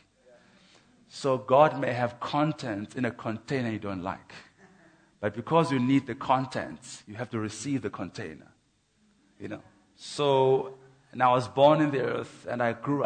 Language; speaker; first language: English; non-native, local second language; Xhosa